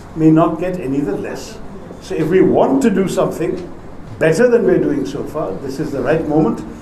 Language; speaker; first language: English; non-native, local second language; Malayalam